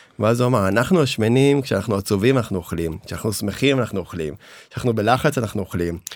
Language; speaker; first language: Hebrew; native; Hebrew